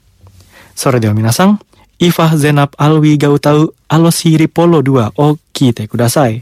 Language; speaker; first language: Japanese; non-native, fluent; Indonesian